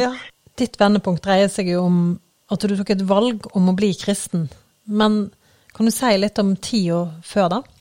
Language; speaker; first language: Norwegian; native; Norwegian